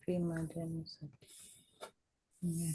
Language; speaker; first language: Arabic; non-native, learner; Indonesian